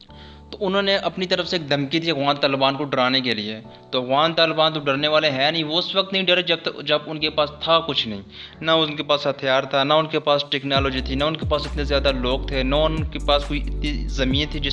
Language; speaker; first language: Hindi; non-native, local second language; Punjabi